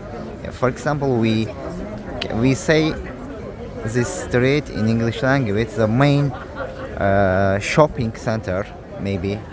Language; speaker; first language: English; non-native, learner; Azerbaijani